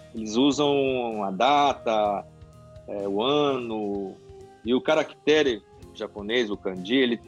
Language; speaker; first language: Portuguese; non-native, local second language; Japanese